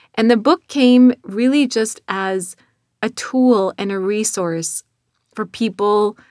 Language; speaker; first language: English; native; English